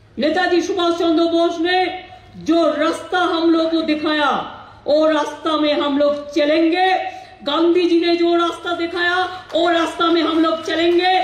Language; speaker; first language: Hindi; non-native, local second language; Bangla